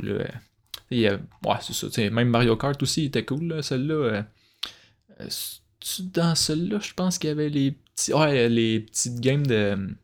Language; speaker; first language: French; native; French